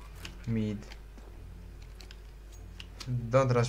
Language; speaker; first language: English; non-native, learner; Romanian